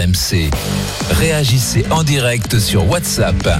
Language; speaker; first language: French; native; French